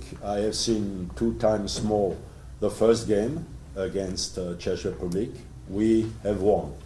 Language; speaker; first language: English; non-native, learner; French